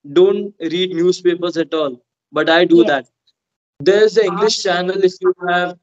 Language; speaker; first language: English; non-native, local second language; Hindi